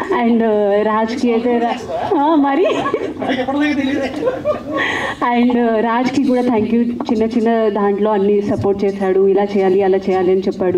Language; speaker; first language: Telugu; non-native, learner; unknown